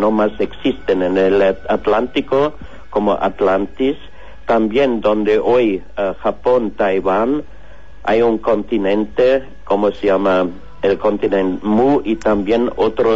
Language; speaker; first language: Spanish; non-native, learner; German